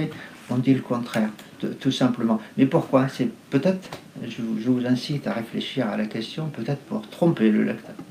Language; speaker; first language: French; non-native, fluent; Arabic